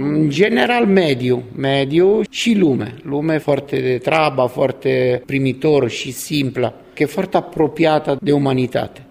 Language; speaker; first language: Romanian; non-native, learner; Italian